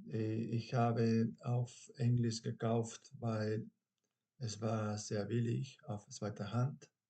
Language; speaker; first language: German; non-native, fluent; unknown